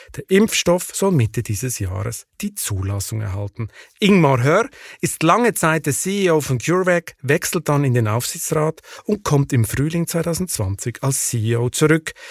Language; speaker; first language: German; native; German